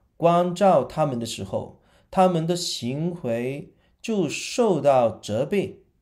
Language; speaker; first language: Chinese; non-native, local second language; Cantonese